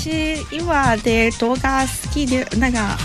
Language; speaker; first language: Japanese; non-native, fluent; Chinese